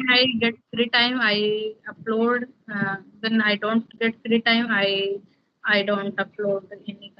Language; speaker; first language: English; non-native, learner; Hindi